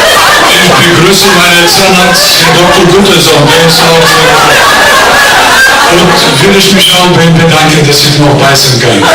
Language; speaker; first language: German; non-native, fluent; Bulgarian